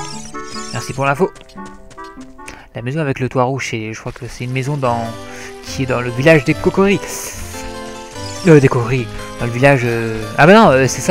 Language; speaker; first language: French; native; French